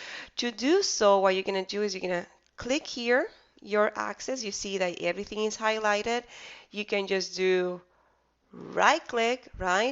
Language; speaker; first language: English; non-native, fluent; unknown